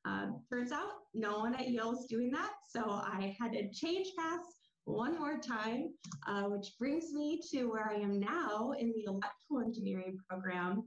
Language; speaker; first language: English; native; English